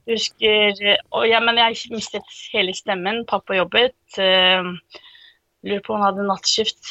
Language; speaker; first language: Norwegian; early bilingual, other home language; Turkish